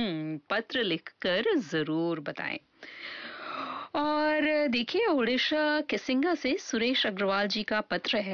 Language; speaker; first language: Hindi; native; Hindi